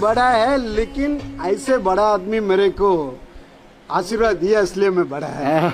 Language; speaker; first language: Hindi; non-native, local second language; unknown